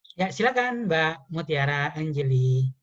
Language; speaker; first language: Indonesian; native; Indonesian